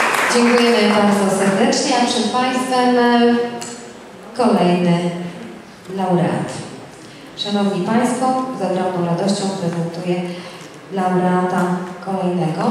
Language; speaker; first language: Polish; native; Polish